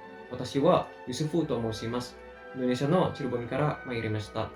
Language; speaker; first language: Japanese; non-native, learner; Indonesian